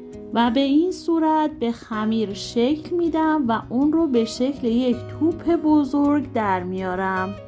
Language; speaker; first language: Persian; native; Persian